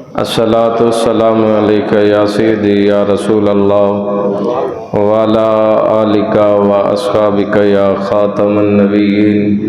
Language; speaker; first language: Urdu; non-native, local second language; Punjabi